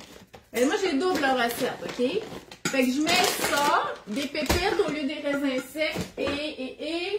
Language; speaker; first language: French; native; French